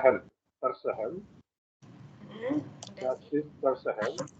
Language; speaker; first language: German; non-native, learner; Indonesian